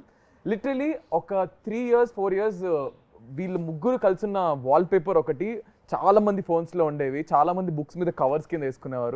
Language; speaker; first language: Telugu; native; Telugu